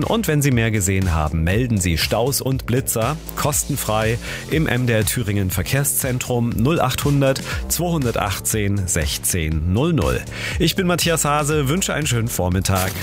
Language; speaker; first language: German; native; German